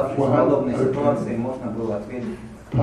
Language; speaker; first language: Russian; native; Russian